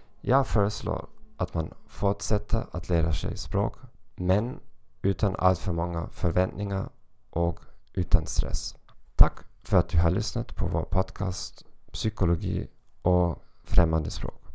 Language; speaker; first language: Swedish; non-native, learner; German